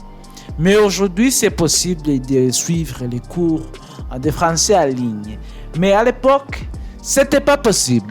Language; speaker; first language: French; non-native, learner; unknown